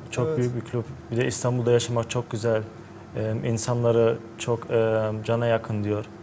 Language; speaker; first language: Turkish; early bilingual, heritage; Turkish